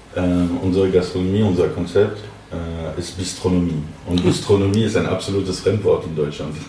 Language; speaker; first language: German; non-native, fluent; French